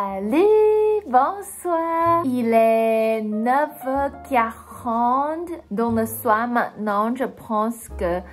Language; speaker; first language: French; non-native, learner; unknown